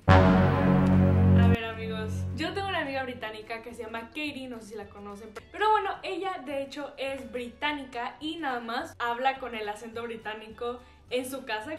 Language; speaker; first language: Spanish; early bilingual, heritage; Spanish